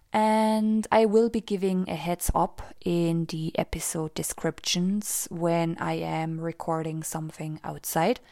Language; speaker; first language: English; non-native, fluent; German